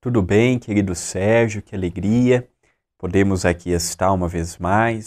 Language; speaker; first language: Portuguese; native; Portuguese